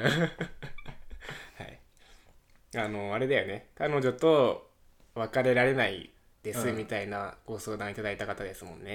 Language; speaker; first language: Japanese; native; Japanese